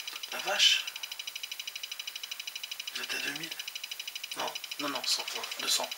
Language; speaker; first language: French; native; French